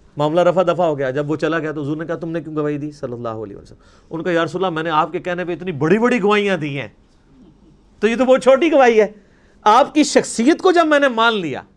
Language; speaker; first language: Urdu; non-native, local second language; Punjabi